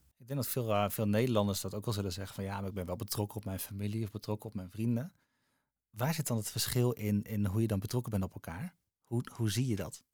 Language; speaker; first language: Dutch; native; Dutch